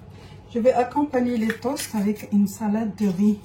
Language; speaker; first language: French; non-native, fluent; Arabic